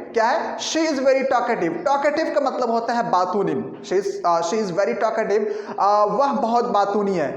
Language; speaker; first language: Hindi; native; Hindi